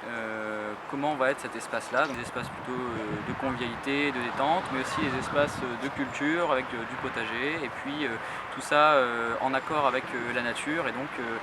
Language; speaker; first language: French; native; French